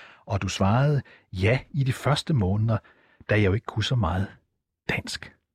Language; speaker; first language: Danish; native; Danish